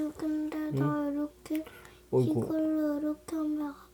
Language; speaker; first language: Korean; native; Korean